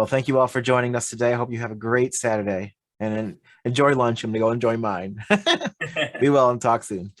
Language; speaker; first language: English; native; English